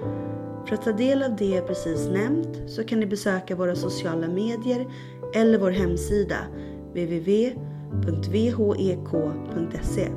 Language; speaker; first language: Swedish; native; Swedish